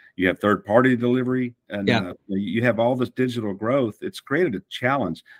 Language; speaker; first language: English; native; English